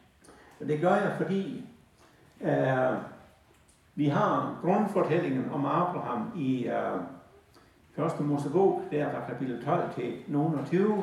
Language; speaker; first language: Danish; native; Danish